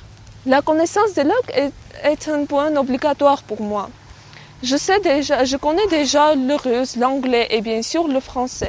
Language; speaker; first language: French; non-native, learner; Armenian